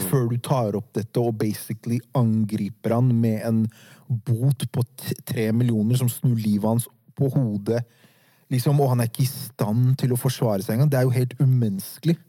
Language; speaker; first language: Norwegian; early bilingual, other home language; Arabic